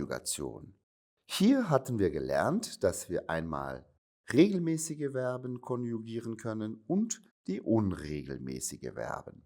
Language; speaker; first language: German; non-native, fluent; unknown